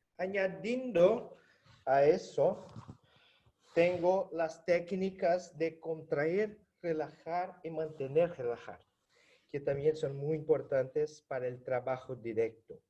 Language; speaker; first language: Spanish; non-native, fluent; Portuguese